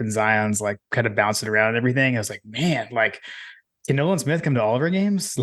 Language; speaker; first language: English; native; English